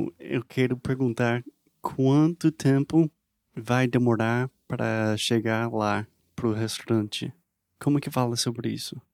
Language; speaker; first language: Portuguese; non-native, learner; English